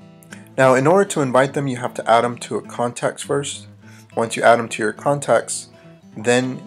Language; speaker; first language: English; native; English